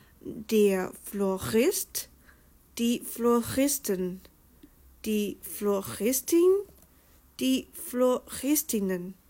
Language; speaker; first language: German; non-native, fluent; Chinese